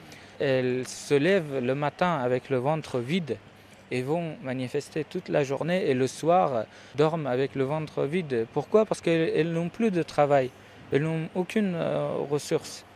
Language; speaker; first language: French; non-native, fluent; Persian